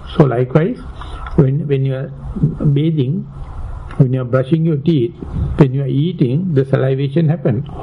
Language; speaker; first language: English; non-native, local second language; Sinhala